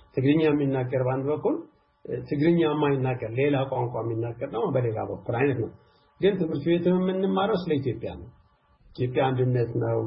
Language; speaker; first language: Amharic; non-native, local second language; Tigrinya